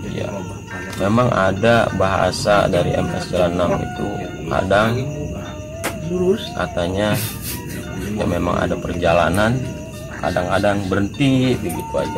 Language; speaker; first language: Indonesian; native; Indonesian